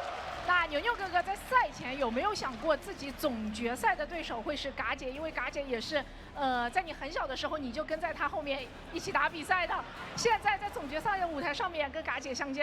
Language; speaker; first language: Chinese; native; Chinese